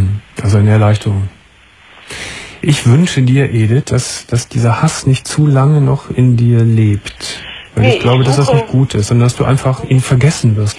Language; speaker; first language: German; native; German